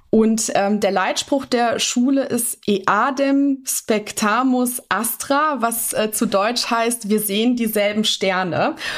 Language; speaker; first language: German; native; German